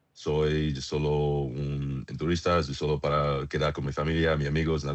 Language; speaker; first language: Spanish; non-native, learner; English